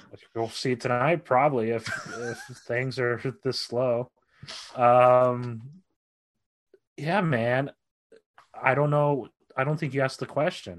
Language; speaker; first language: English; native; English